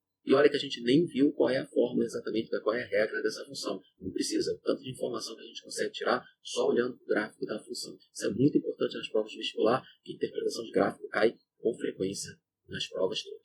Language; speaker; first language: Portuguese; native; Portuguese